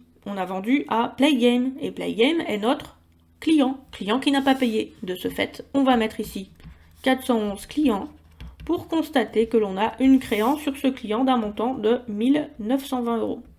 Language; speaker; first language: French; native; French